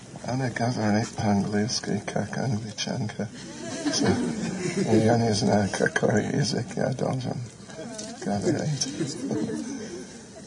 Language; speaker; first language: Russian; non-native, learner; English